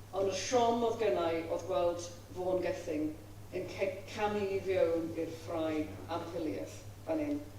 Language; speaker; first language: Welsh; non-native, fluent; English